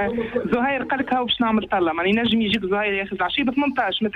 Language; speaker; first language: Arabic; native; Arabic